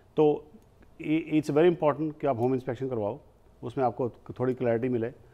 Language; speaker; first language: Hindi; native; Hindi